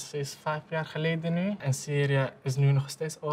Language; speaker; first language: Dutch; early bilingual, other home language; Arabic